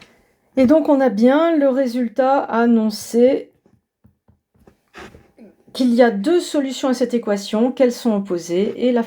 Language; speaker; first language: French; native; French